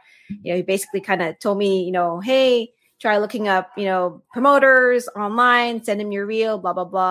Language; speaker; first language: English; non-native, local second language; Filipino